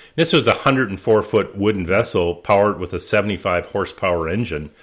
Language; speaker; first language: English; native; English